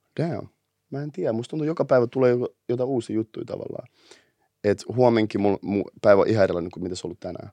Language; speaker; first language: Finnish; native; Finnish